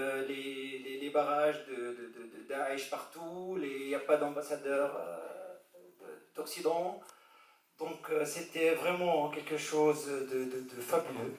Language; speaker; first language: French; non-native, fluent; Arabic